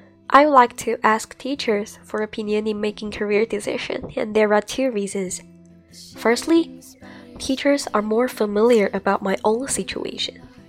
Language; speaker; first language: English; non-native, fluent; Chinese